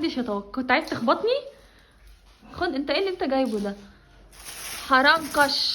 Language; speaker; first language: Arabic; native; Arabic